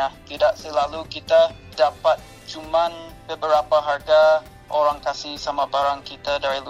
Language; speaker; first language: Indonesian; non-native, fluent; English